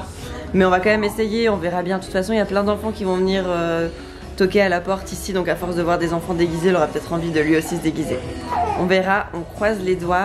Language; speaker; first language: French; native; French